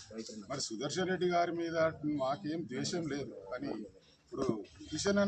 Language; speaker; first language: Telugu; native; Telugu